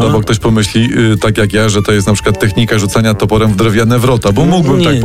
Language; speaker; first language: Polish; native; Polish